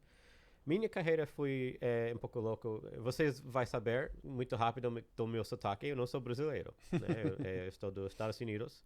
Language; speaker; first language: Portuguese; non-native, learner; English